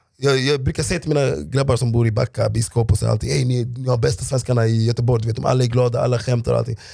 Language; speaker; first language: Swedish; early bilingual, other home language; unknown